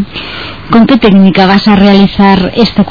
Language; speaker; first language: Spanish; native; Spanish